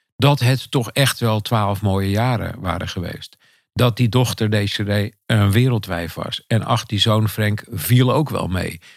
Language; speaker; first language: Dutch; native; Dutch